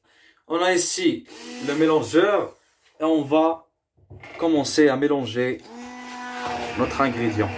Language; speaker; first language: French; non-native, learner; Arabic